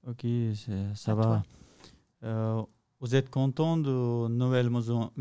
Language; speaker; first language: French; non-native, learner; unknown